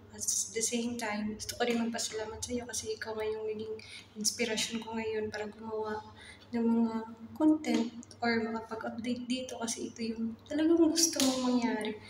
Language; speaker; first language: Filipino; non-native, local second language; Cebuano